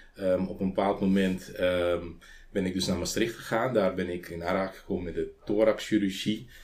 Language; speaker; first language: Dutch; non-native, local second language; Papiamento